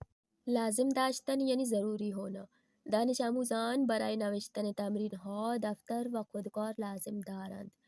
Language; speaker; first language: Persian; non-native, fluent; Urdu